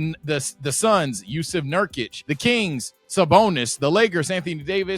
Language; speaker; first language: English; native; English